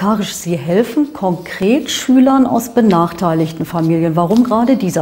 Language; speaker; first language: German; native; German